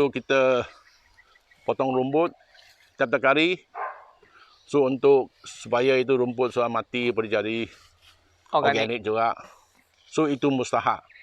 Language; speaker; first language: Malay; non-native, local second language; Chinese